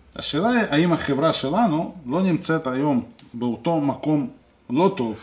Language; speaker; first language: Hebrew; non-native, fluent; Russian